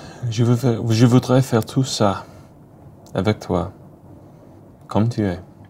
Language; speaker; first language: French; non-native, learner; English